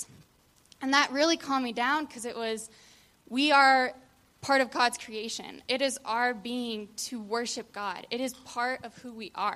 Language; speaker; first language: English; native; English